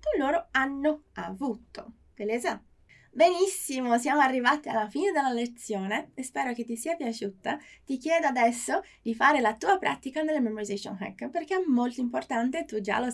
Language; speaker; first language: Italian; non-native, fluent; Portuguese